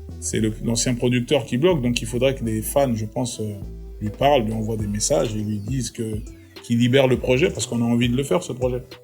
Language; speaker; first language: French; early bilingual, other home language; Lingala